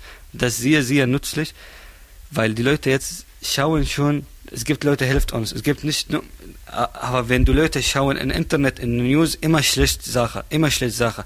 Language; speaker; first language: German; non-native, learner; Arabic